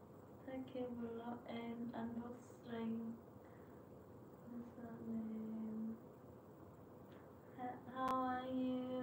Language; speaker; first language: English; non-native, learner; Vietnamese